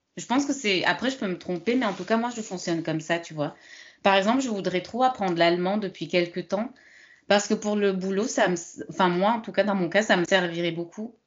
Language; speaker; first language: French; early bilingual, other home language; Spanish